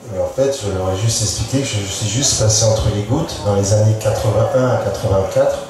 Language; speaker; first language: French; native; French